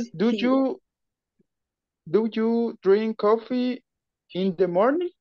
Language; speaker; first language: English; non-native, learner; Spanish